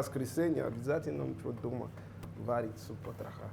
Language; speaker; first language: Russian; non-native, learner; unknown